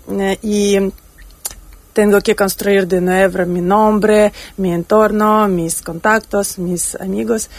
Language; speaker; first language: Spanish; non-native, learner; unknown